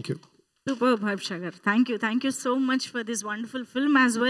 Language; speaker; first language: Telugu; native; Telugu